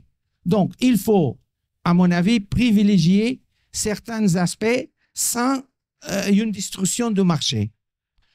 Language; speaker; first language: French; non-native, fluent; Portuguese